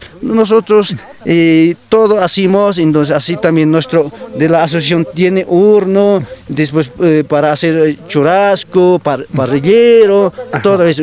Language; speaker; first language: Spanish; non-native, local second language; Aymara